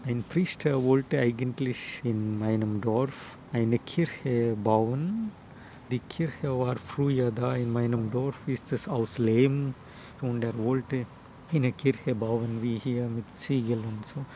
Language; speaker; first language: German; non-native, fluent; Telugu